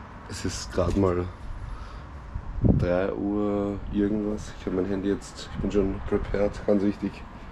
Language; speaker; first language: German; native; German